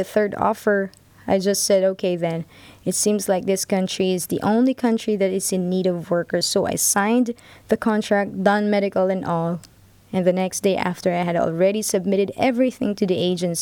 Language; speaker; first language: English; non-native, local second language; Filipino